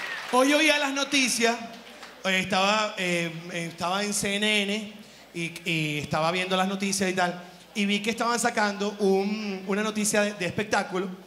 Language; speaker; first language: Spanish; native; Spanish